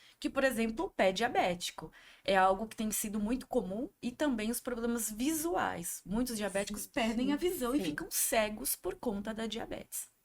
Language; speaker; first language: Portuguese; native; Portuguese